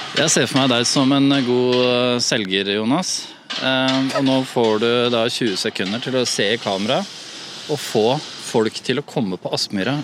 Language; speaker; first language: Norwegian; native; Norwegian